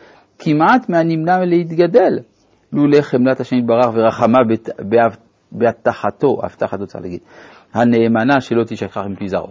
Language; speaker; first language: Hebrew; native; Hebrew